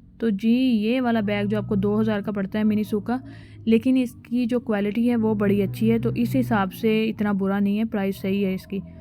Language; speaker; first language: Urdu; non-native, local second language; Punjabi